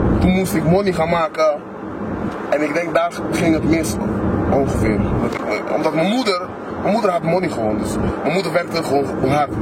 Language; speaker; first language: Dutch; non-native, local second language; Papiamento